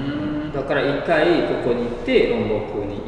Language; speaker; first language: Japanese; non-native, learner; Indonesian